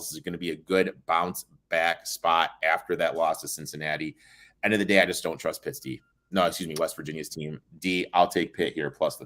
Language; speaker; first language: English; native; English